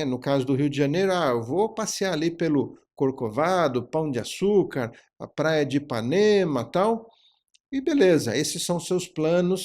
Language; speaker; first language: Portuguese; native; Portuguese